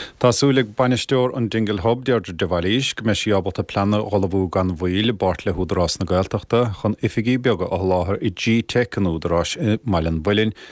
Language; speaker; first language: Irish; native; Irish